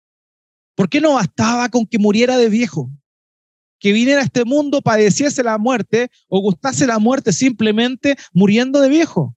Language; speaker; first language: Spanish; native; Spanish